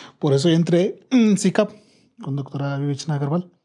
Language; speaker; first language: Spanish; non-native, learner; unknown